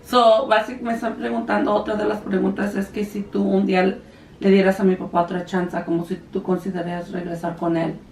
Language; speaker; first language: Spanish; early bilingual, heritage; Spanish